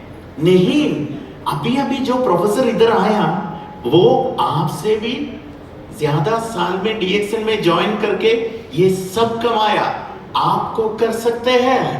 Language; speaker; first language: Hindi; non-native, learner; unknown